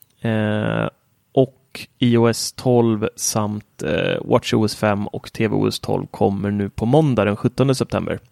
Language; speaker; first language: Swedish; native; Swedish